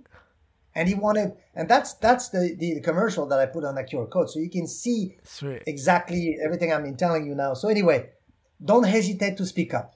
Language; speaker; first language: English; non-native, fluent; French